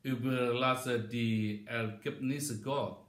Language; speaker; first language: German; non-native, learner; Indonesian